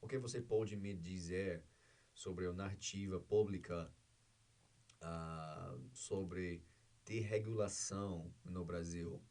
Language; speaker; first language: Portuguese; non-native, learner; English